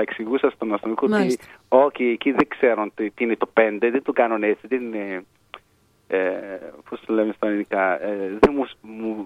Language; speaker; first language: Greek; non-native, fluent; Arabic